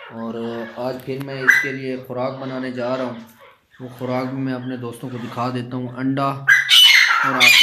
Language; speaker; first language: Urdu; non-native, local second language; Saraiki